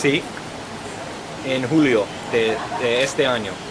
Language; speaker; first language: Spanish; non-native, learner; English